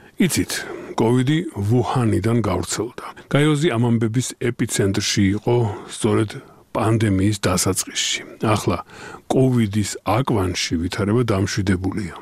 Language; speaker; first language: Georgian; native; Georgian